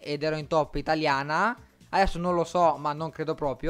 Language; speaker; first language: Italian; native; Italian